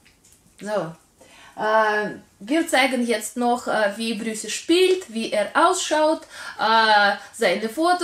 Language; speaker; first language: German; non-native, learner; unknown